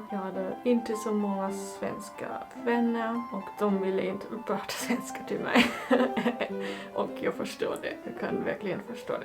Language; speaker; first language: Swedish; non-native, learner; German